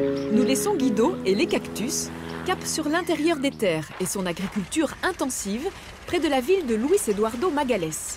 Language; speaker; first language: French; native; French